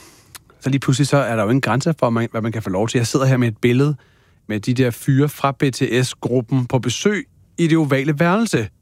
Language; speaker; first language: Danish; native; Danish